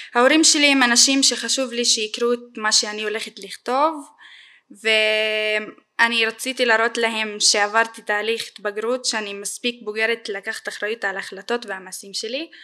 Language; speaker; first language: Hebrew; non-native, local second language; Arabic